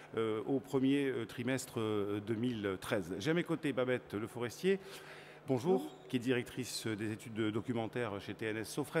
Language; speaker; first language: French; native; French